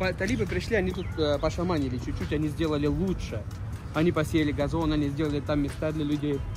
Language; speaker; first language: Russian; non-native, fluent; Persian